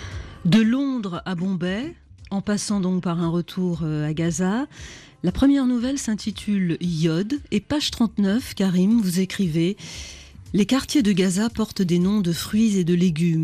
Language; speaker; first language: French; native; French